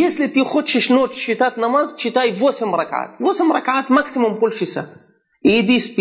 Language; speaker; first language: Russian; non-native, fluent; Arabic